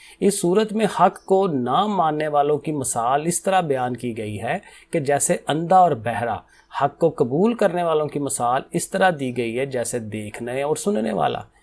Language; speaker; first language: Urdu; non-native, local second language; Punjabi